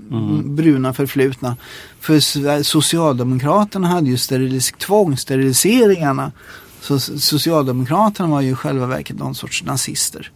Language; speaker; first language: Swedish; native; Swedish